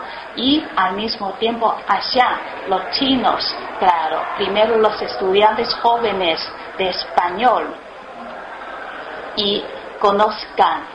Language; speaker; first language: Spanish; non-native, learner; Chinese